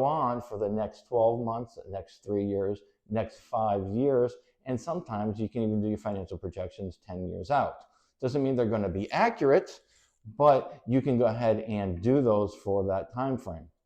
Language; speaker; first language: English; native; English